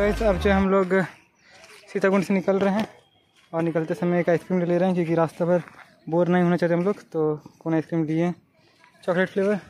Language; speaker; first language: Hindi; native; Hindi